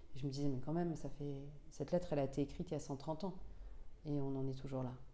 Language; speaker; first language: French; non-native, local second language; Finnish